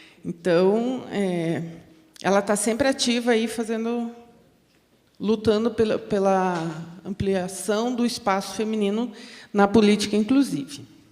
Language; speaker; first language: Portuguese; native; Portuguese